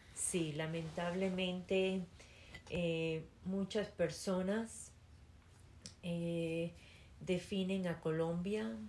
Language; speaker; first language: Spanish; early bilingual, heritage; Spanish